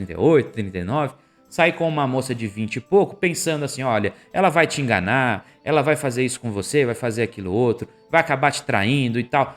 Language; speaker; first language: Portuguese; native; Portuguese